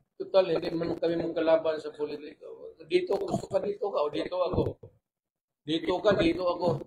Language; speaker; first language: Filipino; non-native, local second language; Cebuano